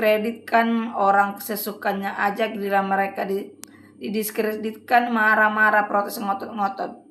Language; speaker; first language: Indonesian; native; Indonesian